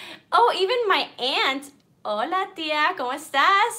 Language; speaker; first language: Spanish; early bilingual, heritage; Spanish